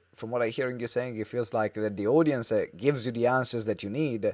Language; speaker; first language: English; non-native, fluent; Italian